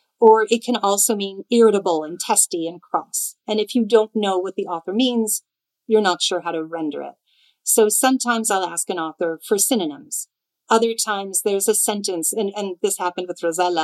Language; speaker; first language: English; native; English